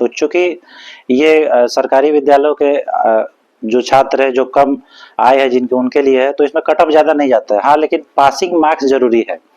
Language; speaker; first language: Hindi; native; Hindi